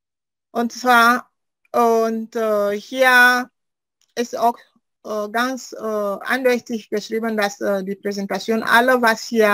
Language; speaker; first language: German; non-native, fluent; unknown